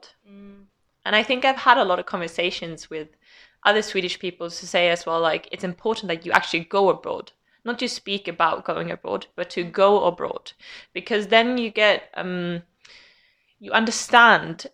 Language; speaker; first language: English; non-native, fluent; Swedish